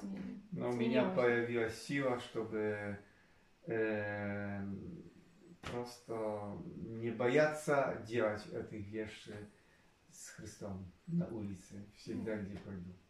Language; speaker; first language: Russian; non-native, learner; Polish